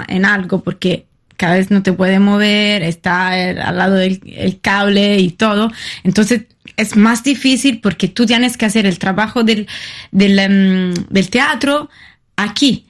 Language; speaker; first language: Spanish; non-native, fluent; Italian